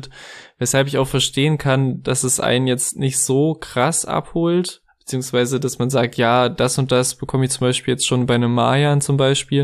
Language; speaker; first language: German; native; German